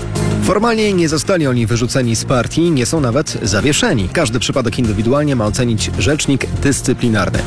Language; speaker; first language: Polish; native; Polish